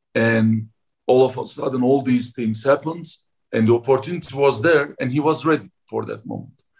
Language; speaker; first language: English; non-native, fluent; Turkish